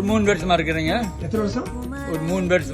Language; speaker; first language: Tamil; early bilingual, heritage; Tamil